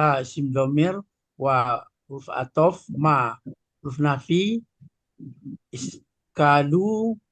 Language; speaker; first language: Arabic; non-native, learner; Indonesian